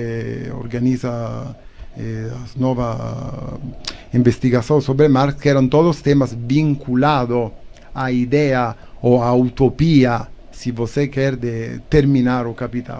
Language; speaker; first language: Portuguese; non-native, learner; Italian